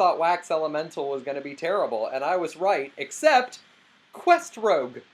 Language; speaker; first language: English; native; English